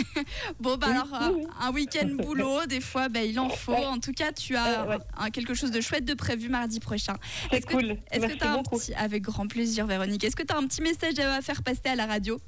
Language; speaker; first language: French; native; French